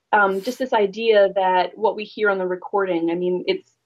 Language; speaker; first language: English; native; English